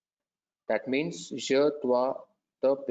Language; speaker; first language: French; non-native, learner; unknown